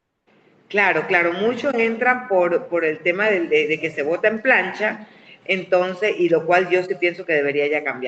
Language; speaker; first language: Spanish; native; Spanish